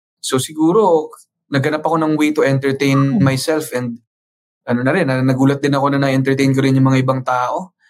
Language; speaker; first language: Filipino; native; Filipino